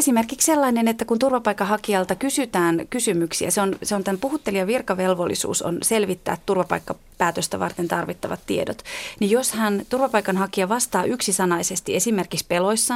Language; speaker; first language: Finnish; native; Finnish